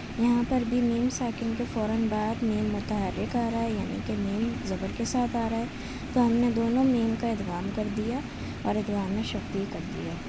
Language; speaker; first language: Urdu; native; Urdu